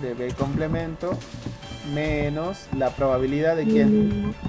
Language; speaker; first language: Spanish; native; Spanish